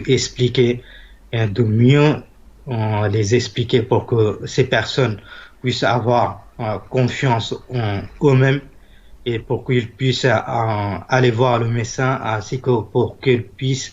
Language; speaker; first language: French; non-native, fluent; Bangla